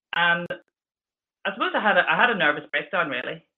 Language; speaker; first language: English; native; English